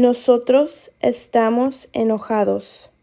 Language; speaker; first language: Spanish; non-native, fluent; English